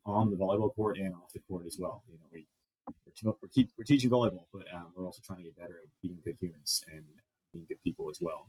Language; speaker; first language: English; native; English